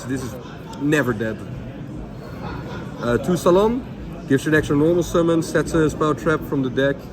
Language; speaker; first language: English; non-native, fluent; Dutch